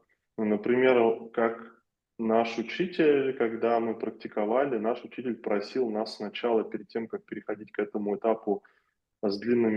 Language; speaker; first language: Russian; native; Russian